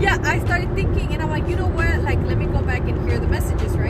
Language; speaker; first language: English; early bilingual, other home language; Spanish